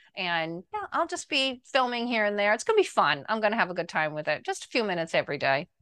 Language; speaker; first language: English; early bilingual, other home language; Italian